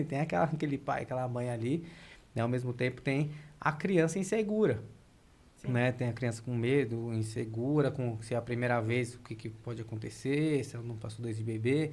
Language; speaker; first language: Portuguese; native; Portuguese